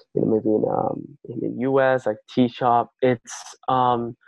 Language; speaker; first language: English; non-native, fluent; Chinese